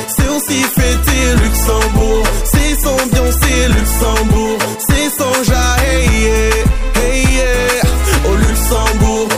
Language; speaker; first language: French; non-native, local second language; Ewe